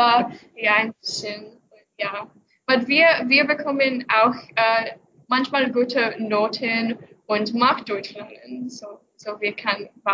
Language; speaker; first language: German; non-native, learner; English